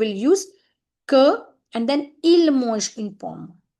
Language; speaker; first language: French; non-native, fluent; Hindi